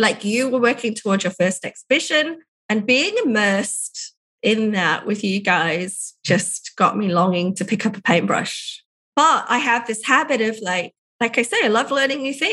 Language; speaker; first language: English; native; English